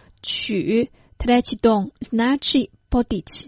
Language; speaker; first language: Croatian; non-native, fluent; Chinese